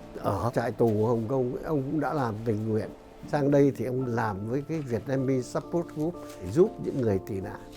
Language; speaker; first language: Vietnamese; native; Vietnamese